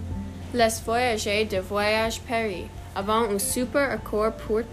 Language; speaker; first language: French; non-native, learner; English